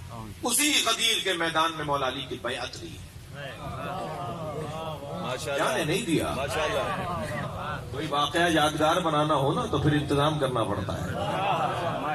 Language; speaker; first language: Urdu; native; Urdu